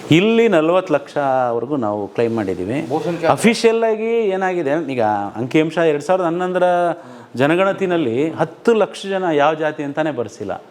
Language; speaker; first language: Kannada; non-native, local second language; Lambadi